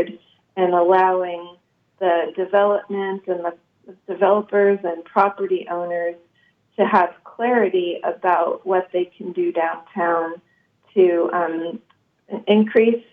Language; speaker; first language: English; native; English